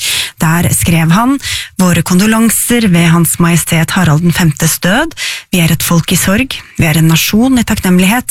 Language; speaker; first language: Norwegian; native; Norwegian